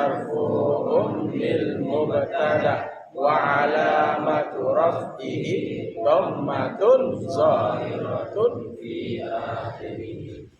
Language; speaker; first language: Arabic; non-native, fluent; Indonesian